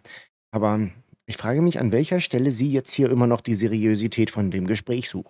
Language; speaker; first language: German; native; German